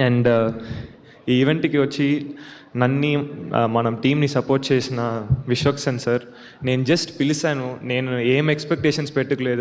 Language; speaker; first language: Telugu; non-native, learner; Tamil